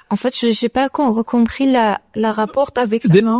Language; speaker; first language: French; non-native, learner; Persian